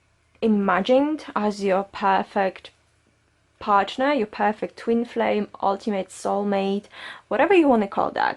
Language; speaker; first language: English; non-native, fluent; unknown